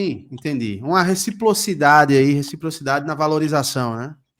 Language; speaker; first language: Portuguese; native; Portuguese